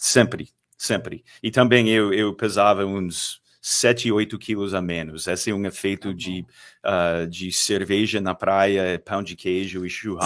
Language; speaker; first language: Portuguese; non-native, fluent; English